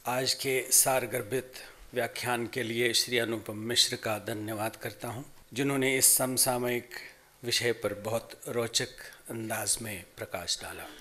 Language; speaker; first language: Hindi; native; Hindi